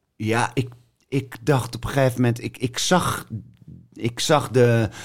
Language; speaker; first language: Dutch; native; Dutch